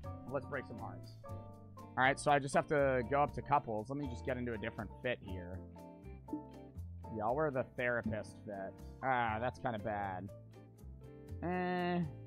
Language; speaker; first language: English; native; English